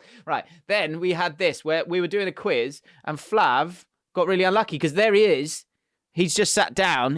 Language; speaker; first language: English; native; English